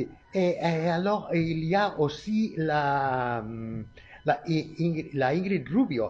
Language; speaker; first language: French; non-native, learner; Catalan